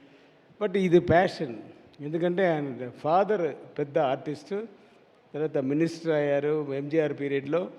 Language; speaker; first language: Telugu; non-native, learner; Tamil